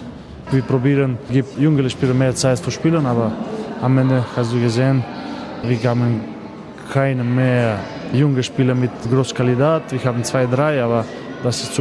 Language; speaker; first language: German; non-native, learner; Macedonian